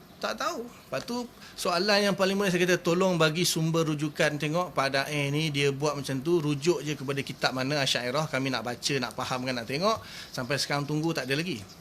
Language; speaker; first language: Malay; native; Malay